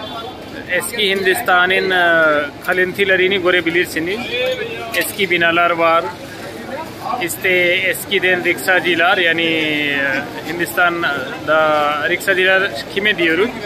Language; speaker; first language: Turkish; non-native, fluent; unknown